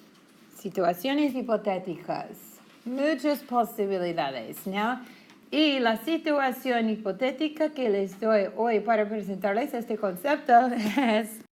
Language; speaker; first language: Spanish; non-native, fluent; English